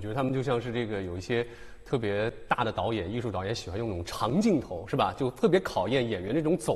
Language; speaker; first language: Chinese; native; Chinese